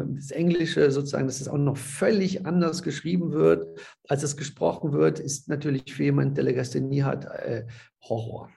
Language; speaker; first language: German; early bilingual, other home language; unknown